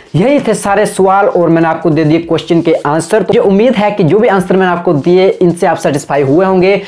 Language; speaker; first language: Hindi; native; Hindi